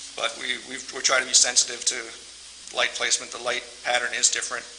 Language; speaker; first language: English; native; English